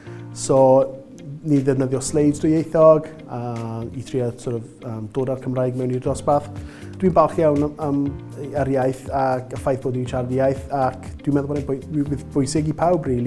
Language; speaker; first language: Welsh; non-native, local second language; English